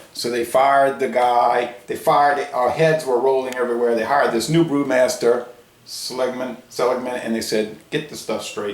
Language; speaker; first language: English; native; English